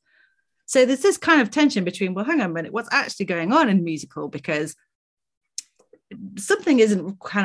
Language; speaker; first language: English; native; English